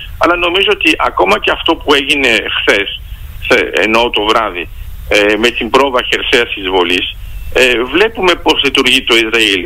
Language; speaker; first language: Greek; early bilingual, heritage; Greek